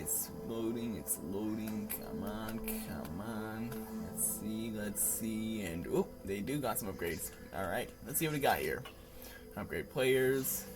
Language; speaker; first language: English; native; English